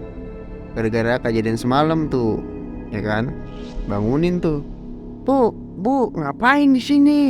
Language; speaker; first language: Indonesian; native; Indonesian